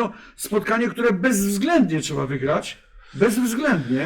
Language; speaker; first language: Polish; native; Polish